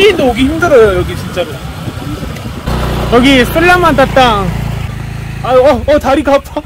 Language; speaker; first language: Korean; native; Korean